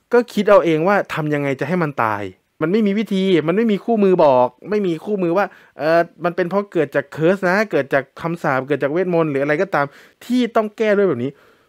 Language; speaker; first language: Thai; native; Thai